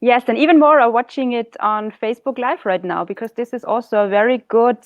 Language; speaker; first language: English; non-native, fluent; German